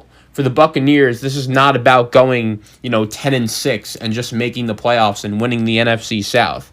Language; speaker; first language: English; native; English